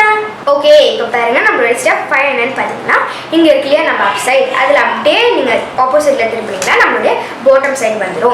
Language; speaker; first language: Tamil; native; Tamil